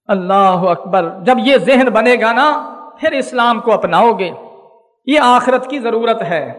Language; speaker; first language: Urdu; non-native, local second language; Punjabi